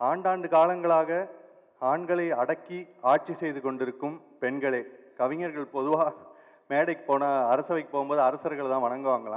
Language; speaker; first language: Tamil; native; Tamil